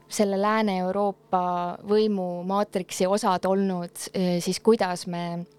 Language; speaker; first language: Estonian; native; Estonian